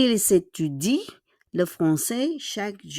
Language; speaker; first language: French; non-native, fluent; Filipino